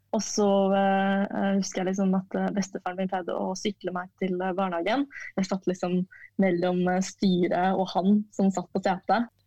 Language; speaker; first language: Norwegian; early bilingual, other home language; Chinese